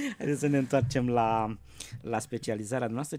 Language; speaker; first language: Romanian; native; Romanian